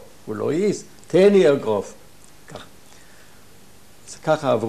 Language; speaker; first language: Hebrew; non-native, fluent; German